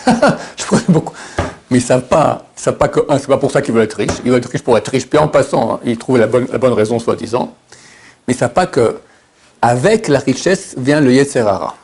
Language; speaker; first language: French; native; French